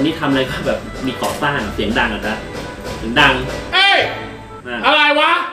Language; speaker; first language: Thai; native; Thai